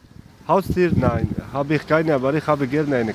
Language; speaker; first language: German; non-native, learner; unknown